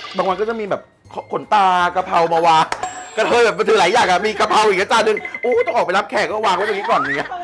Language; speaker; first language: Thai; native; Thai